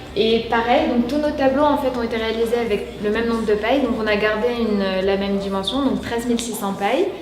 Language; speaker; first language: French; non-native, local second language; Arabic